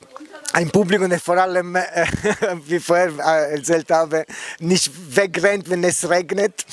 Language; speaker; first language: German; non-native, fluent; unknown